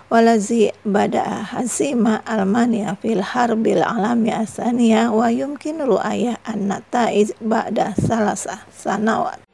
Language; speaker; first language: Arabic; non-native, fluent; Indonesian